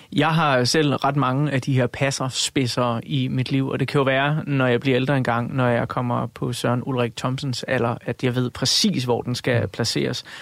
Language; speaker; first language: Danish; native; Danish